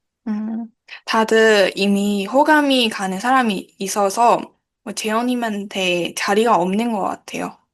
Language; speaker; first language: Korean; non-native, learner; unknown